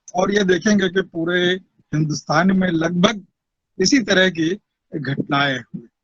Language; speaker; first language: Hindi; non-native, local second language; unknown